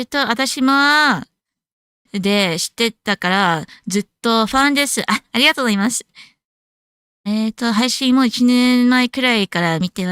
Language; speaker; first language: Japanese; non-native, learner; English